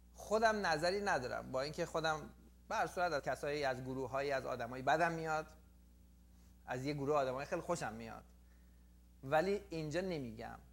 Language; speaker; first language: Persian; native; Persian